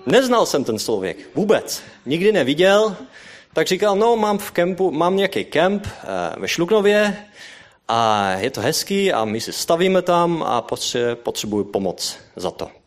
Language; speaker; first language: Czech; non-native, learner; Dutch